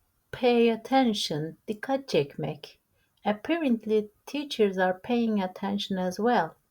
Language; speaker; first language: English; non-native, fluent; Turkish